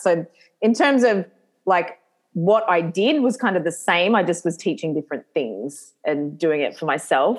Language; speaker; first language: English; native; English